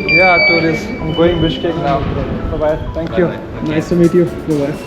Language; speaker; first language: English; non-native, fluent; Hindi